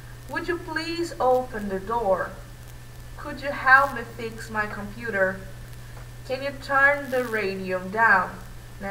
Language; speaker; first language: English; non-native, fluent; Portuguese